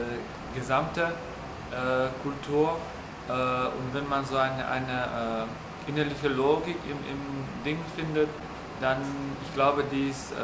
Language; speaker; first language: German; non-native, fluent; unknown